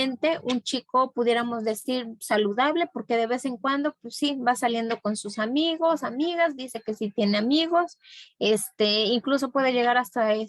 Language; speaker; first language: Spanish; native; Spanish